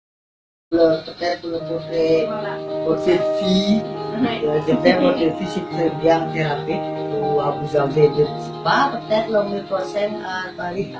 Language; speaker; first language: French; non-native, learner; Indonesian